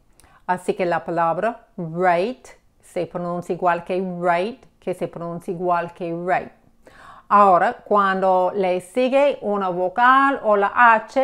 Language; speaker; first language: Spanish; non-native, fluent; English